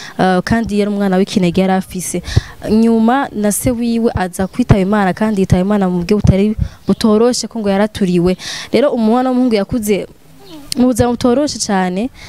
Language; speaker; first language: Rundi; native; Rundi